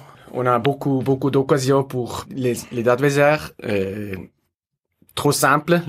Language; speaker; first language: French; non-native, learner; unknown